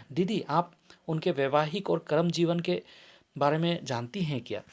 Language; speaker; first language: Hindi; non-native, local second language; Assamese